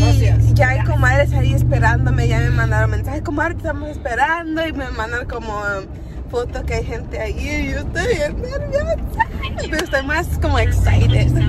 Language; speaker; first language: Spanish; early bilingual, heritage; Spanish